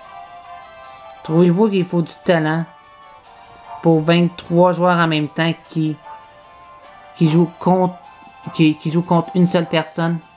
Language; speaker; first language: French; native; French